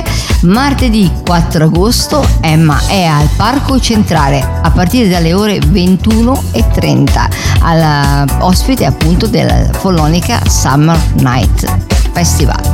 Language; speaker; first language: Italian; native; Italian